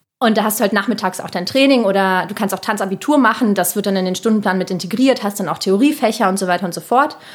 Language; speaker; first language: German; early bilingual, other home language; Russian